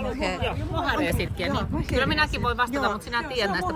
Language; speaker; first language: Finnish; native; Finnish